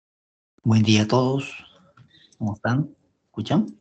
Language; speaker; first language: Spanish; native; Spanish